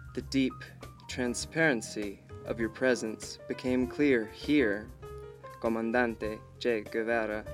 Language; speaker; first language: English; native; English